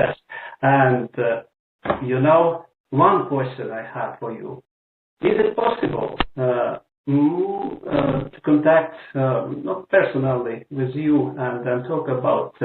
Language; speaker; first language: English; non-native, learner; Estonian